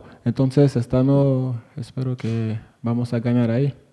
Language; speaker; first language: Spanish; non-native, fluent; French